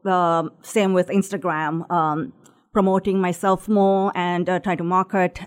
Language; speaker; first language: English; non-native, local second language; Sinhala